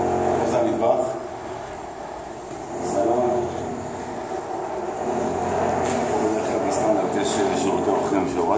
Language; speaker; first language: Hebrew; native; Hebrew